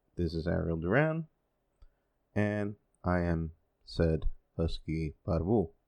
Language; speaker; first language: English; non-native, fluent; Spanish